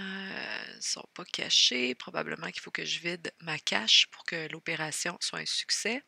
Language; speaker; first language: French; native; French